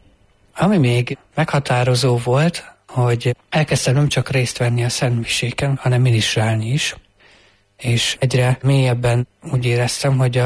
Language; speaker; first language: Hungarian; native; Hungarian